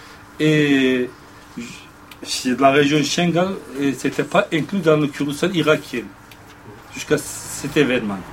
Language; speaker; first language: French; non-native, fluent; Kurdish